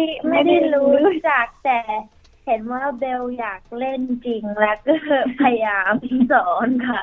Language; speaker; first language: Thai; early bilingual, heritage; Thai